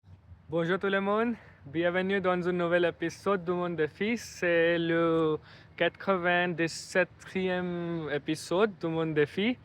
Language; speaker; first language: French; non-native, learner; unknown